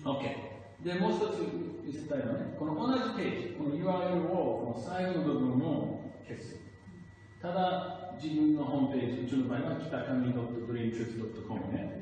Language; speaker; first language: Japanese; non-native, fluent; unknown